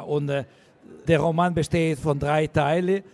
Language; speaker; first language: German; non-native, learner; Russian